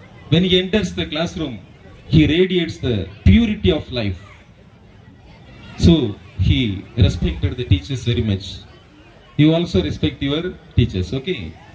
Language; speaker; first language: English; non-native, local second language; Tamil